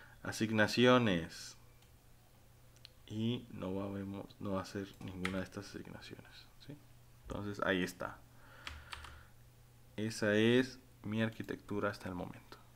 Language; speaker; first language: Spanish; native; Spanish